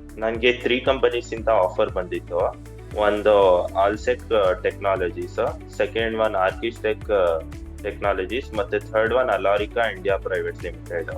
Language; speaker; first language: Kannada; non-native, local second language; Urdu